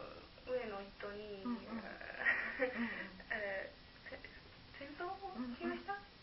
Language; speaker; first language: Japanese; non-native, learner; German